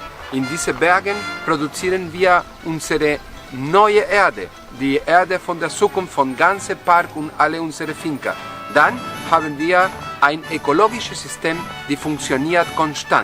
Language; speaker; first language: German; non-native, fluent; Spanish